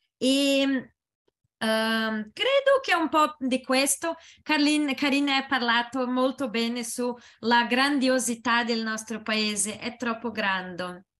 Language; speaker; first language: Italian; non-native, learner; Portuguese